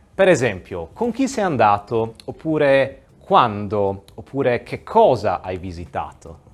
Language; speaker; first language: Italian; non-native, fluent; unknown